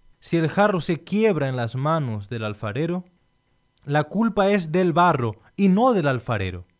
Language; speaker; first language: Spanish; non-native, fluent; Portuguese